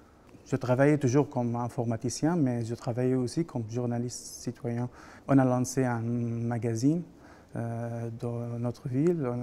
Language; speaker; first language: French; non-native, fluent; Arabic